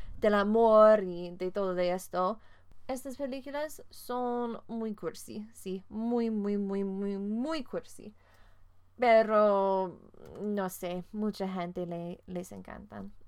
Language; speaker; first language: Spanish; non-native, fluent; English